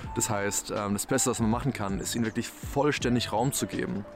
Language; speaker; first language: German; native; German